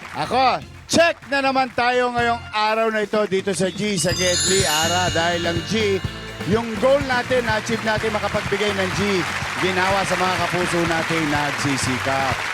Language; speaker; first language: Filipino; native; Filipino